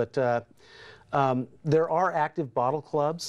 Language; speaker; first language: English; native; English